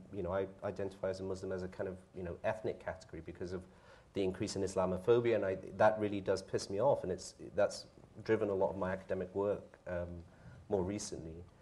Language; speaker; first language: English; native; English